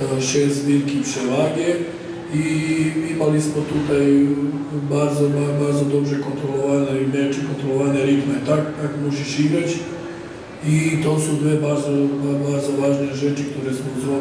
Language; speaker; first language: Polish; non-native, learner; Serbian